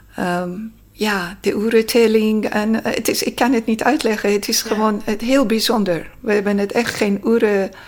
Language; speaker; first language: Dutch; non-native, fluent; Persian